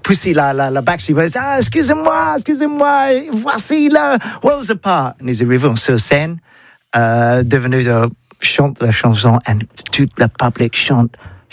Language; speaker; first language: French; non-native, learner; English